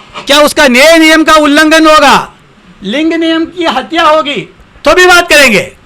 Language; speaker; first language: Hindi; non-native, local second language; Tamil